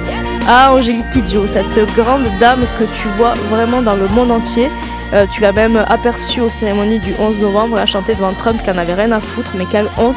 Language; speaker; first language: French; native; French